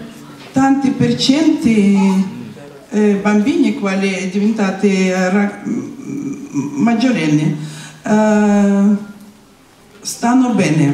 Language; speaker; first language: Italian; non-native, learner; Russian